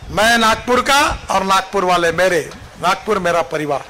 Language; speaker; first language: Hindi; non-native, local second language; Marathi